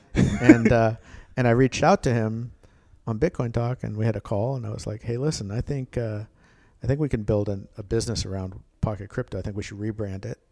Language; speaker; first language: English; native; English